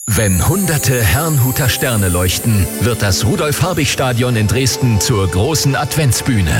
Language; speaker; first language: German; native; German